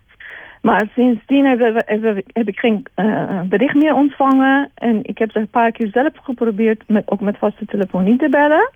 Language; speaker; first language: Dutch; non-native, fluent; Persian